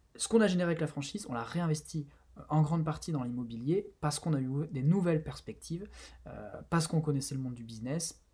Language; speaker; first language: French; native; French